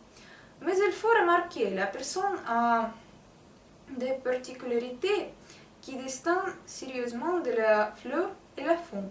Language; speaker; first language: French; non-native, learner; Russian